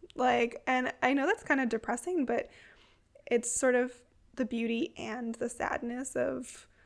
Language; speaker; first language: English; native; English